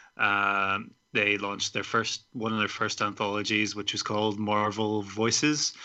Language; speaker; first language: English; native; English